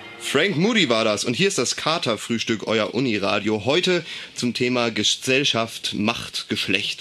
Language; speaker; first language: German; native; German